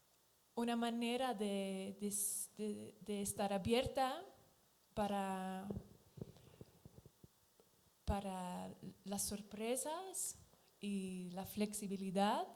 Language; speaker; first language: Spanish; non-native, fluent; Dutch